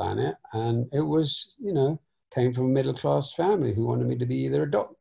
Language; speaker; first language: English; native; English